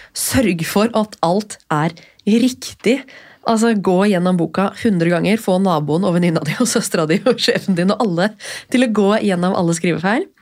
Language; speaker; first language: Norwegian; native; Norwegian